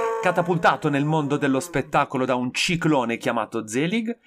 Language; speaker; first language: Italian; native; Italian